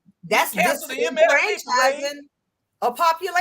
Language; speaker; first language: English; native; English